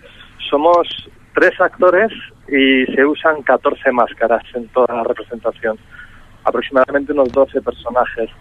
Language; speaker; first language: Spanish; native; Spanish